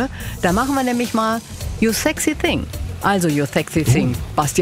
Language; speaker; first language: German; native; German